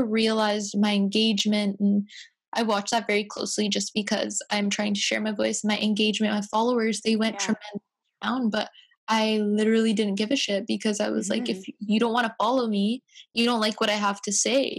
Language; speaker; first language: English; native; English